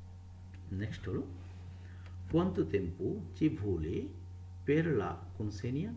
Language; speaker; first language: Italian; non-native, fluent; Bangla